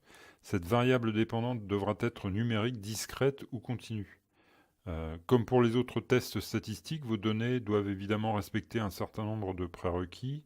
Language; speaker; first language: French; native; French